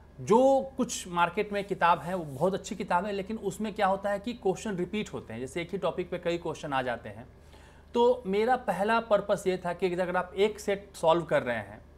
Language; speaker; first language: Hindi; native; Hindi